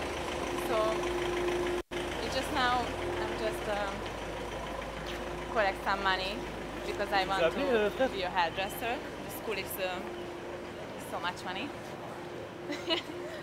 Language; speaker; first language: English; non-native, learner; Hungarian